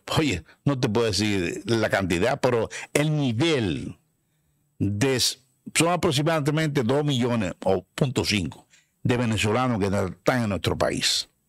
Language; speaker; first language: Spanish; native; Spanish